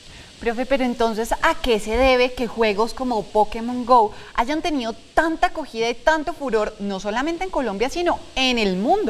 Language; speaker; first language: Spanish; native; Spanish